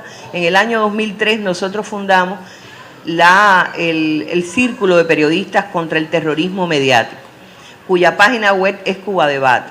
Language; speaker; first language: Spanish; native; Spanish